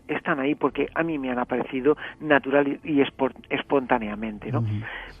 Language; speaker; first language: Spanish; native; Spanish